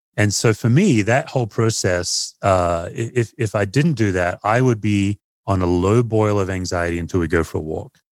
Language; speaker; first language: English; native; English